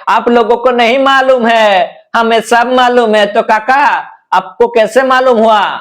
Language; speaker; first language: Hindi; non-native, local second language; Bangla